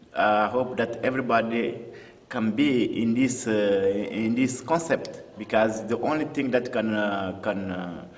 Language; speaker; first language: English; non-native, fluent; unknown